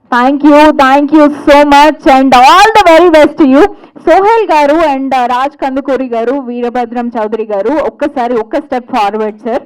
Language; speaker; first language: Telugu; native; Telugu